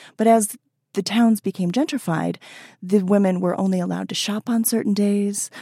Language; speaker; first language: English; native; English